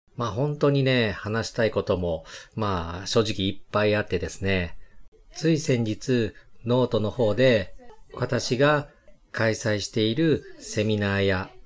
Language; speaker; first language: Japanese; native; Japanese